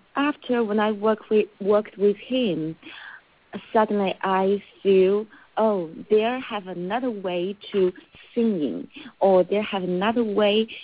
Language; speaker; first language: English; non-native, learner; Chinese